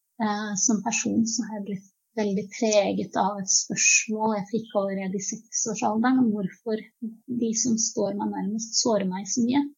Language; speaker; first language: Norwegian; early bilingual, other home language; Czech